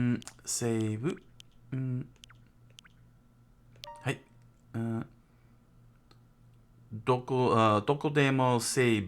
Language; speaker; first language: Japanese; non-native, learner; English